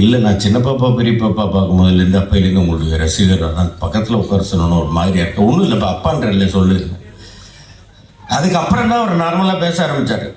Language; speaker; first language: Tamil; native; Tamil